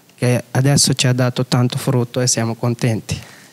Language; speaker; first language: Italian; non-native, fluent; Urdu